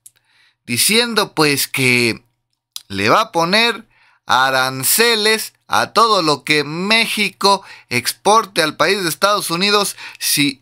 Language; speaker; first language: Spanish; native; Spanish